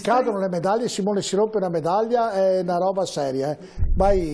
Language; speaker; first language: Italian; native; Italian